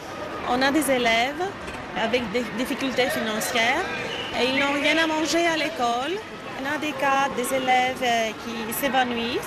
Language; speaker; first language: French; non-native, fluent; Greek